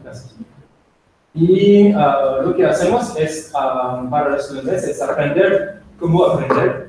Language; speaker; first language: Spanish; non-native, learner; French